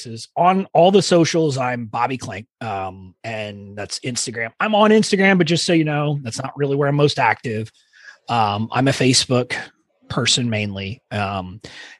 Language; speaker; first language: English; native; English